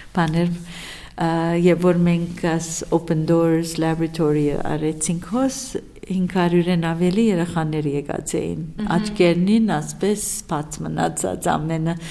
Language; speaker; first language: Armenian; early bilingual, heritage; Armenian